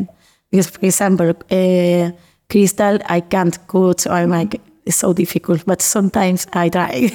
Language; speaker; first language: English; non-native, learner; Spanish